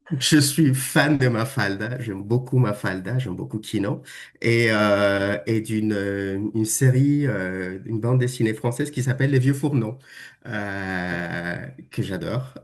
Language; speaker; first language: French; non-native, fluent; Spanish